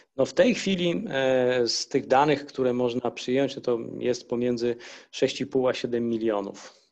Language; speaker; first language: Polish; native; Polish